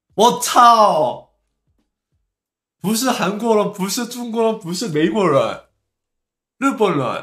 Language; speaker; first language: Chinese; non-native, fluent; Korean